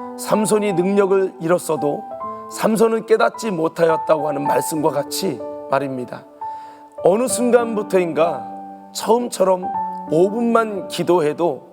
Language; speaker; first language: Korean; native; Korean